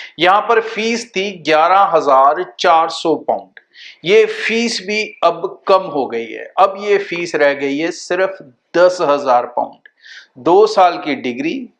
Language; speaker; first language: Hindi; non-native, local second language; Punjabi